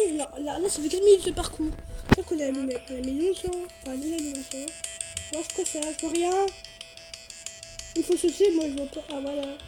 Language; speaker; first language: French; native; French